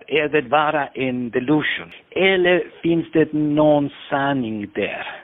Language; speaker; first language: Swedish; non-native, fluent; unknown